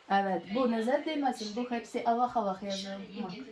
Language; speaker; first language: Turkish; non-native, learner; Russian